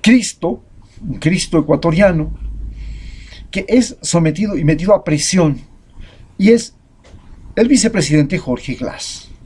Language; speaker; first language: Spanish; native; Spanish